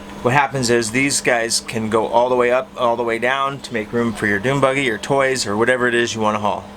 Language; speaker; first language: English; native; English